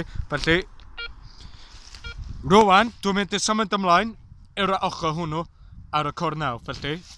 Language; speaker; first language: Welsh; non-native, learner; English